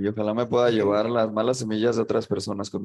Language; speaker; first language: Spanish; native; Spanish